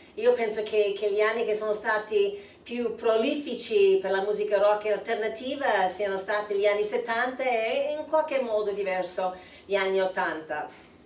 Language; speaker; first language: Italian; non-native, fluent; English